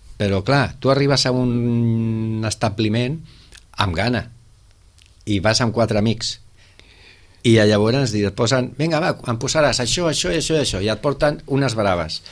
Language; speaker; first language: Catalan; native; Catalan